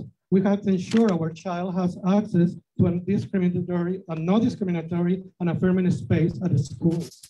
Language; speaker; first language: English; non-native, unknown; Spanish